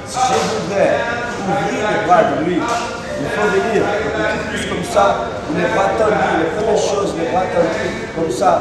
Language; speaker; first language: French; non-native, learner; Portuguese